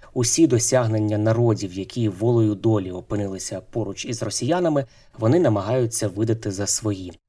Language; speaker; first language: Ukrainian; native; Ukrainian